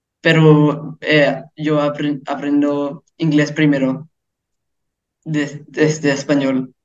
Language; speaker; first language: Spanish; early bilingual, heritage; English